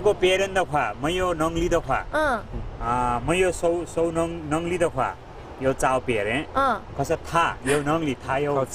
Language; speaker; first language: Chinese; non-native, learner; Nepali